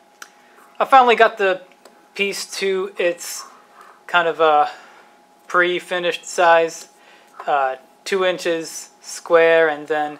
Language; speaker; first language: English; native; English